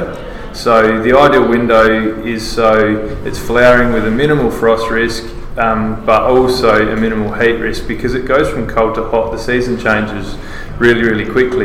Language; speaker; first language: English; native; English